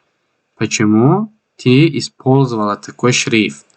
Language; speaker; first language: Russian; non-native, fluent; Tajik